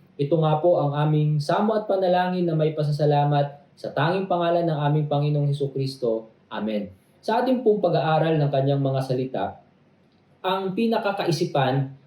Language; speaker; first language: Filipino; native; Filipino